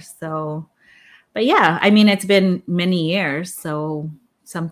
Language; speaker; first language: English; non-native, local second language; Filipino